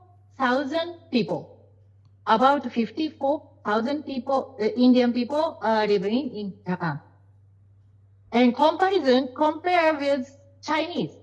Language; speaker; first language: English; non-native, learner; Japanese